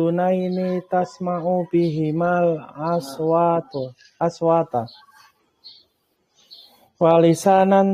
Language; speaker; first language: Arabic; non-native, learner; Indonesian